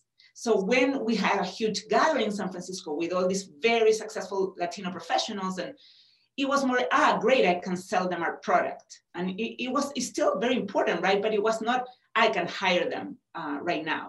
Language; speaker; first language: English; non-native, fluent; Spanish